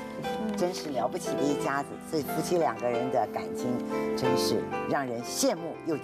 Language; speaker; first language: Chinese; native; Chinese